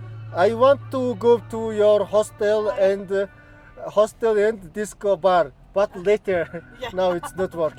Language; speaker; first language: English; non-native, learner; Mongolian